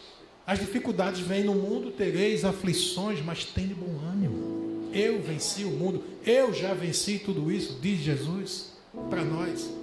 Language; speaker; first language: Portuguese; native; Portuguese